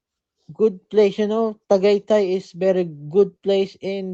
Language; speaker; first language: English; non-native, learner; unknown